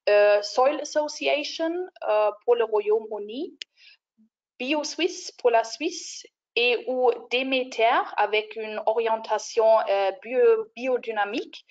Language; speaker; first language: French; non-native, fluent; German